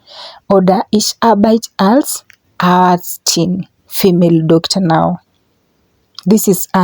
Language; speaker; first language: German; non-native, fluent; English